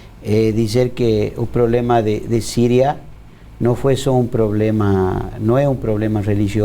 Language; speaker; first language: Portuguese; non-native, fluent; Spanish